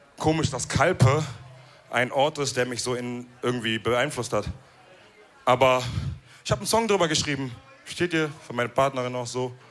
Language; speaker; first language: German; early bilingual, other home language; Wolof